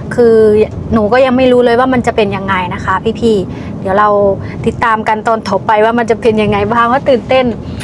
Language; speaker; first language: Thai; non-native, fluent; Lao